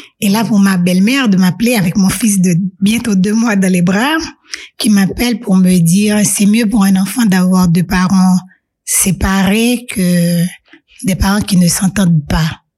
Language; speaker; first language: French; non-native, local second language; Haitian Creole